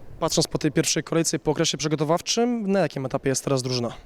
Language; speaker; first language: Polish; native; Polish